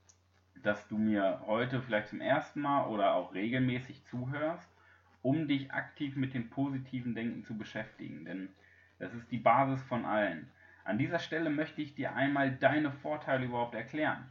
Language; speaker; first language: German; native; German